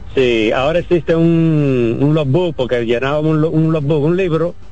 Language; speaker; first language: Spanish; native; Spanish